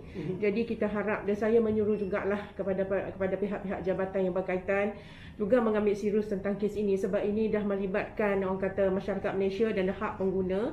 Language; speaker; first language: Malay; native; Malay